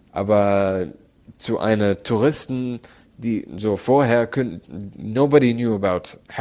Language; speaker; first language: German; non-native, learner; Arabic